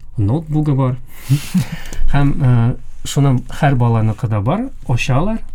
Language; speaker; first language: Tatar; native; Tatar